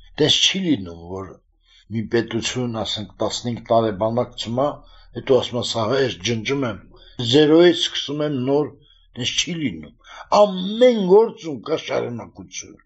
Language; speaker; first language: Armenian; native; Armenian